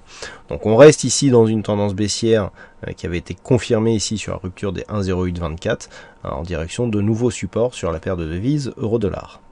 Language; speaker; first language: French; native; French